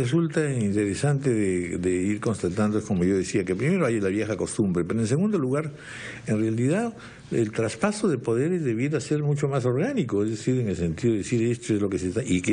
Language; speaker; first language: Spanish; native; Spanish